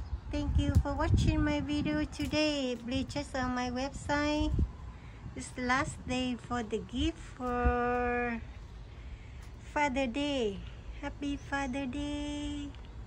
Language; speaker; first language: English; non-native, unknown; Vietnamese